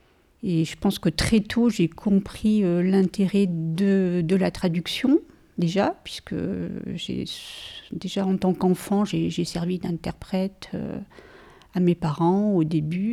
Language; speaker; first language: French; early bilingual, other home language; Portuguese